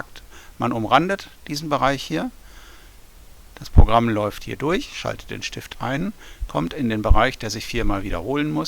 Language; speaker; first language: German; native; German